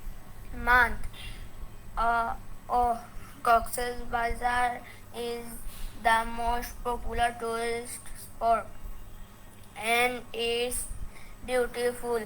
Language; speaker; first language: English; non-native, learner; Bangla